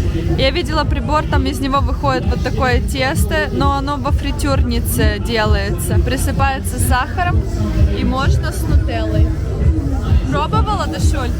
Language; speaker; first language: Russian; native; Russian